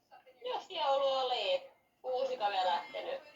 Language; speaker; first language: Finnish; native; Finnish